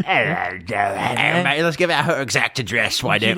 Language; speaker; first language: English; native; English